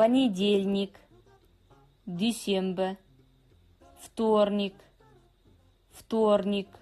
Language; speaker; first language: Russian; non-native, fluent; Kazakh